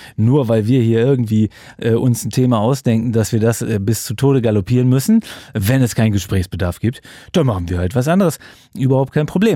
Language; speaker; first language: German; native; German